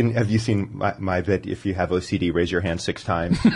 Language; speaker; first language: English; native; English